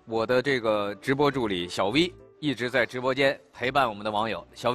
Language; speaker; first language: Chinese; native; Chinese